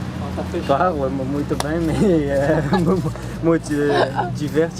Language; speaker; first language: Portuguese; non-native, learner; Dutch